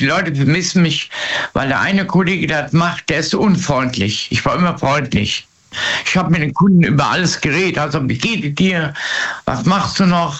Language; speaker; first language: German; native; German